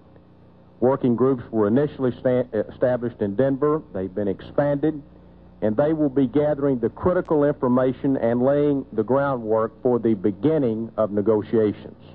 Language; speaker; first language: English; native; English